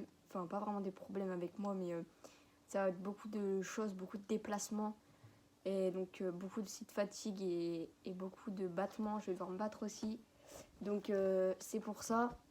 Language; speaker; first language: French; native; French